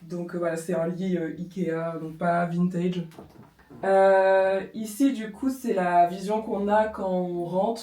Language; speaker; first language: French; native; French